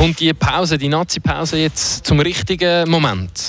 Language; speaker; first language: German; native; German